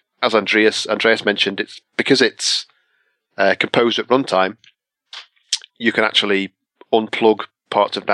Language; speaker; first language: English; native; English